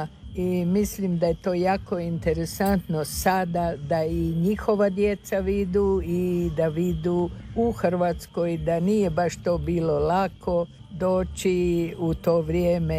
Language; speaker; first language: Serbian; early bilingual, heritage; Croatian